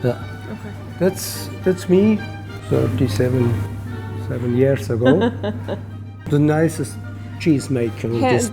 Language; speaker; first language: English; non-native, learner; German